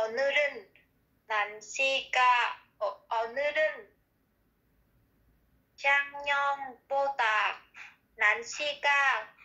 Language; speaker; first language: Korean; non-native, learner; Vietnamese